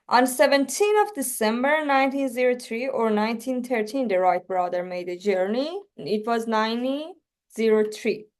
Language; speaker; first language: English; non-native, learner; Persian